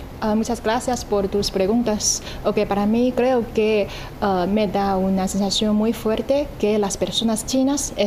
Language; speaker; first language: Spanish; non-native, fluent; Chinese